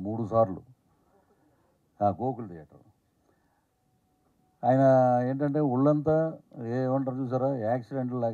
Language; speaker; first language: Telugu; native; Telugu